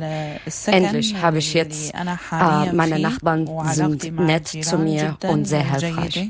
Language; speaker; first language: German; non-native, learner; Arabic